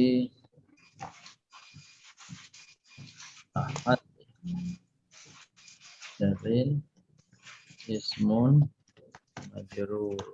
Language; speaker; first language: Arabic; non-native, fluent; Indonesian